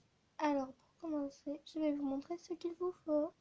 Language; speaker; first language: French; native; French